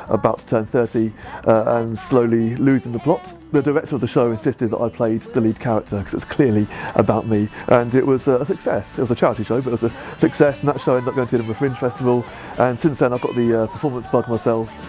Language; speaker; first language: English; native; English